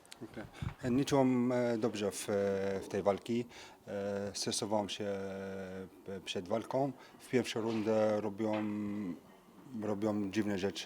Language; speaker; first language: Polish; early bilingual, heritage; French